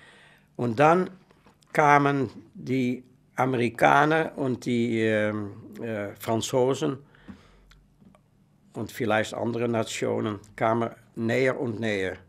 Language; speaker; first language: German; non-native, fluent; Dutch